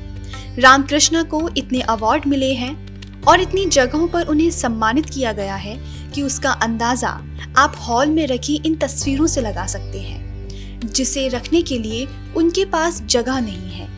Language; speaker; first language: Hindi; native; Hindi